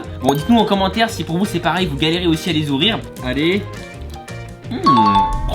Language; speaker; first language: French; native; French